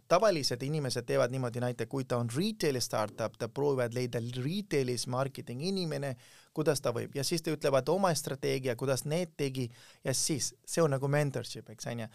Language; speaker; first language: Estonian; non-native, fluent; Urdu